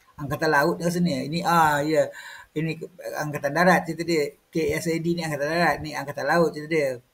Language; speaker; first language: Malay; native; Malay